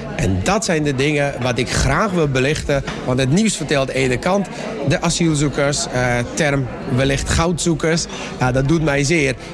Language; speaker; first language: Dutch; early bilingual, other home language; Persian